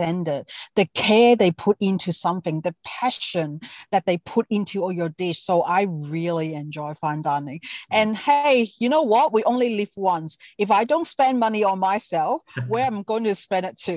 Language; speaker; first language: English; non-native, local second language; Cantonese